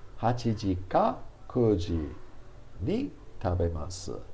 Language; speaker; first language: Japanese; non-native, fluent; English